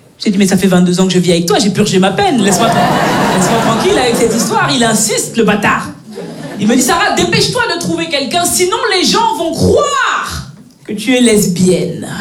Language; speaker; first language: French; native; French